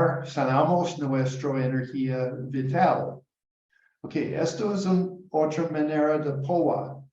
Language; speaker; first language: Spanish; non-native, learner; English